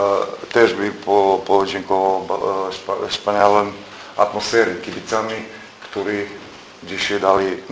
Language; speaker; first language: Polish; non-native, fluent; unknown